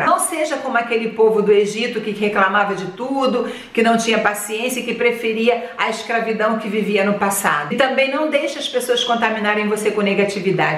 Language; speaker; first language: Portuguese; native; Portuguese